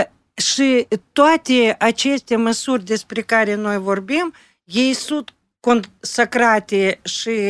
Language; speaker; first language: Romanian; non-native, local second language; Russian